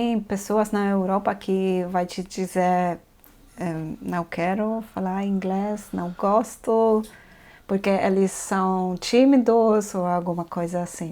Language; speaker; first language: Portuguese; non-native, fluent; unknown